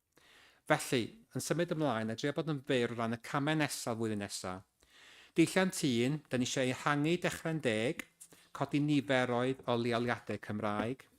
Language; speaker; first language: Welsh; native; Welsh